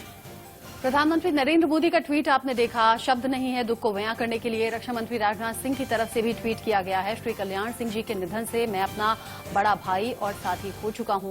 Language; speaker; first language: Hindi; native; Hindi